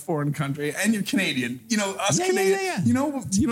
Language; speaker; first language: English; native; English